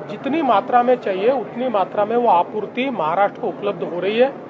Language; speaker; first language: Hindi; non-native, local second language; Marathi